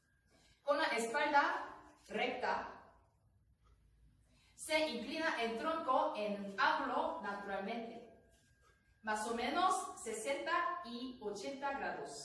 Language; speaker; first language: Spanish; non-native, learner; Korean